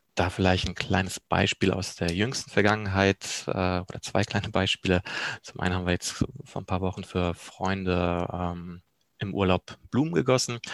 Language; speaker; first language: German; early bilingual, other home language; Polish